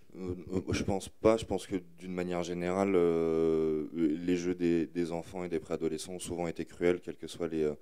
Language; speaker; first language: French; native; French